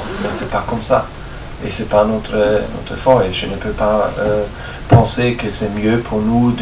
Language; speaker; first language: French; non-native, learner; German